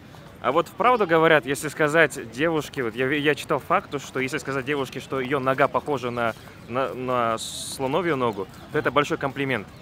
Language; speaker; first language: Russian; non-native, local second language; Kazakh